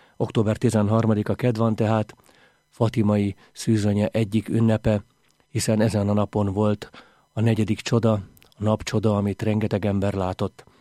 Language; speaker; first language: Hungarian; native; Hungarian